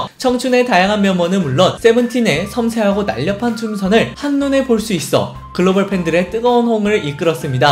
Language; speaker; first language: Korean; native; Korean